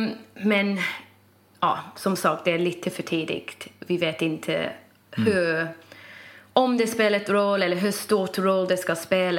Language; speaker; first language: Swedish; non-native, fluent; English